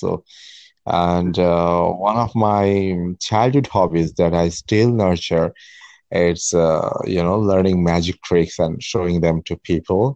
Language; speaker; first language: English; non-native, local second language; Bangla